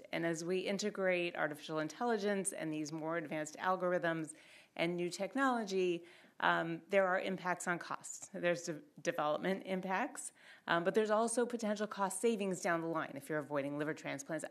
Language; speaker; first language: English; native; English